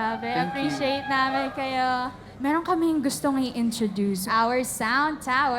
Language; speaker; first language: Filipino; native; Filipino